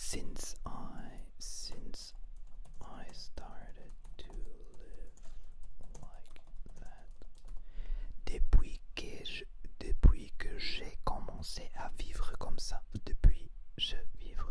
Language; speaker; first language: French; non-native, learner; Spanish